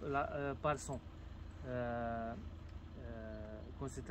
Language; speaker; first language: French; non-native, learner; Romanian